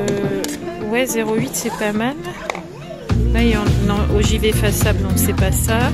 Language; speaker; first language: French; native; French